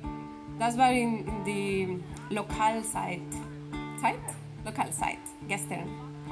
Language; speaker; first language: German; non-native, fluent; Spanish